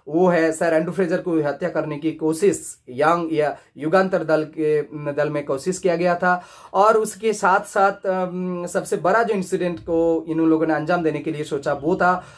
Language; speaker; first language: Hindi; non-native, local second language; Bangla